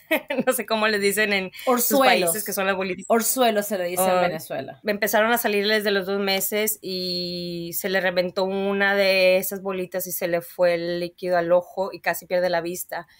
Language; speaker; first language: Spanish; native; Spanish